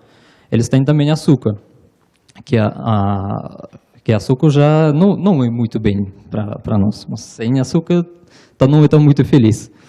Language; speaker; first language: Portuguese; non-native, learner; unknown